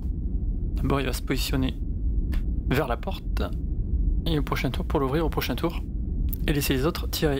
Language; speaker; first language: French; native; French